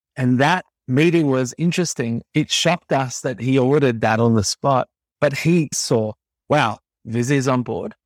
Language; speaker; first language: English; native; English